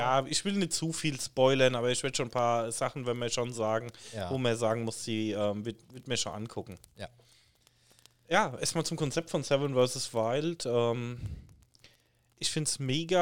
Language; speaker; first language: German; native; German